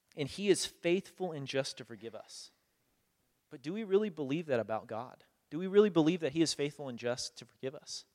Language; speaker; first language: English; native; English